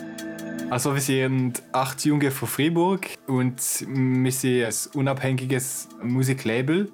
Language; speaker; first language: German; non-native, local second language; French